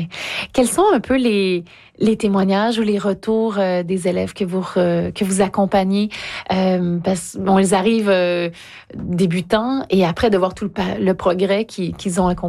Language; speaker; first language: French; native; French